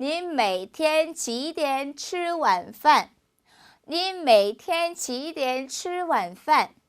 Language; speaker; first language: Chinese; non-native, fluent; Korean